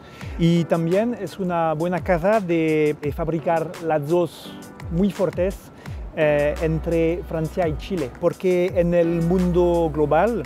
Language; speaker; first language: Spanish; non-native, fluent; French